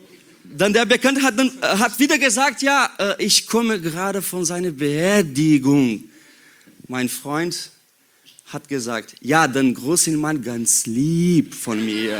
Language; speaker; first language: German; non-native, learner; Portuguese